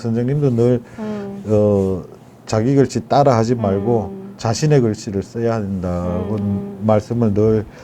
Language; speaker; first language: Korean; native; Korean